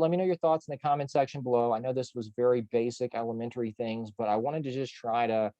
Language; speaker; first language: English; native; English